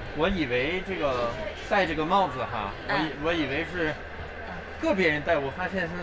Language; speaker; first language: Chinese; non-native, fluent; English